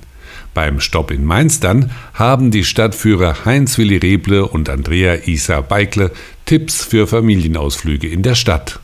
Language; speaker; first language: German; native; German